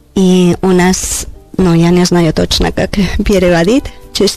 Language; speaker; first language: Russian; non-native, learner; Spanish